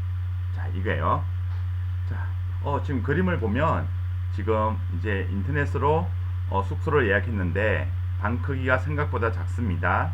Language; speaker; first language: Korean; native; Korean